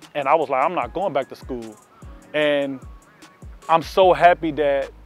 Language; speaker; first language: English; native; English